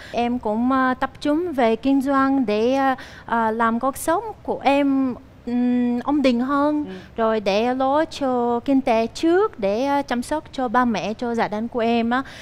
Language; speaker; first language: Vietnamese; early bilingual, other home language; Ukrainian